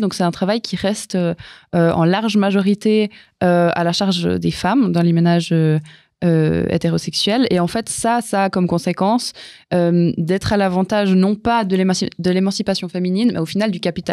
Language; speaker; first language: French; native; French